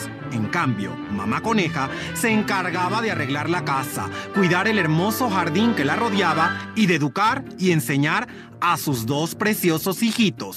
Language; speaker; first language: Spanish; native; Spanish